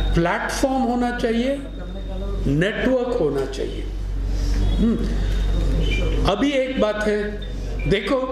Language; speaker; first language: Hindi; non-native, local second language; Telugu